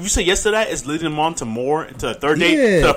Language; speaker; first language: English; native; English